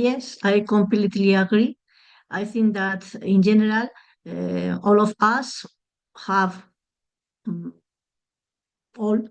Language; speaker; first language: English; non-native, learner; Spanish